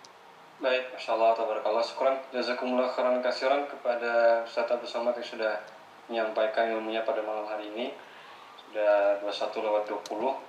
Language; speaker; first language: Malay; native; Malay